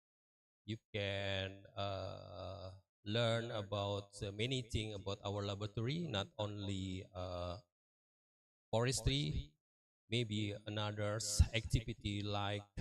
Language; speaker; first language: English; non-native, learner; Indonesian